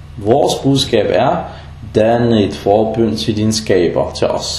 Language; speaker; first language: Danish; non-native, fluent; Arabic